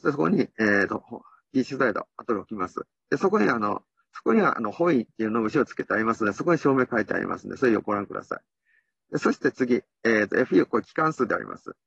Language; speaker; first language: Japanese; native; Japanese